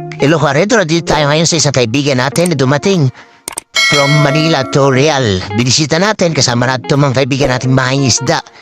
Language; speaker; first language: Filipino; native; Filipino